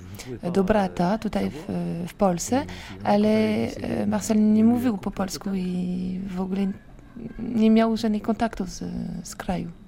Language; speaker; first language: Polish; non-native, learner; French